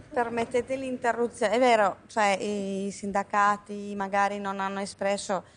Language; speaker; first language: Italian; non-native, fluent; Greek